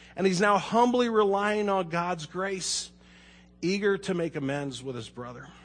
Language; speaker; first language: English; native; English